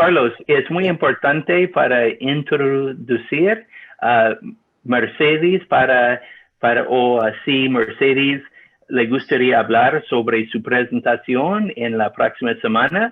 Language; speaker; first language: Spanish; non-native, learner; English